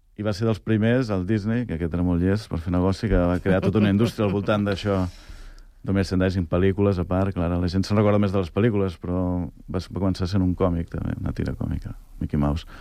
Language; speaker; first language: Catalan; native; Catalan